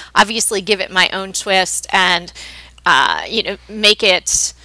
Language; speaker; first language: English; native; English